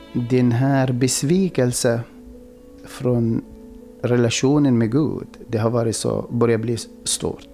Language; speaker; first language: Swedish; non-native, fluent; Arabic